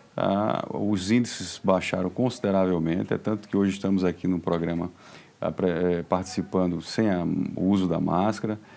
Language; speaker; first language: Portuguese; native; Portuguese